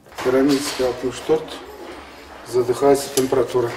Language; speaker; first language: Russian; non-native, local second language; Kyrgyz